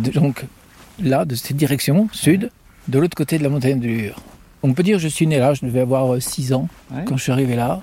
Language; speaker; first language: French; native; French